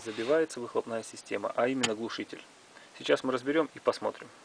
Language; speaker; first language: Russian; native; Russian